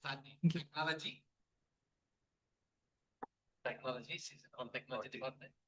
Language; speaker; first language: English; non-native, fluent; Arabic